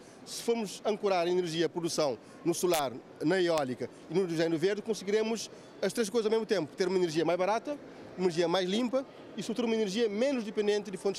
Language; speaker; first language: Portuguese; non-native, local second language; Kabuverdianu